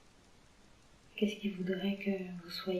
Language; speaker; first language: French; native; French